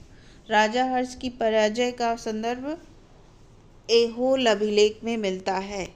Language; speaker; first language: Hindi; native; Hindi